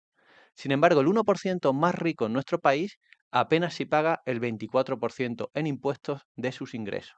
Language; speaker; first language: Spanish; native; Spanish